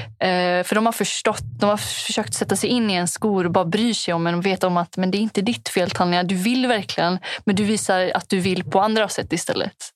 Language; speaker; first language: Swedish; early bilingual, other home language; Punjabi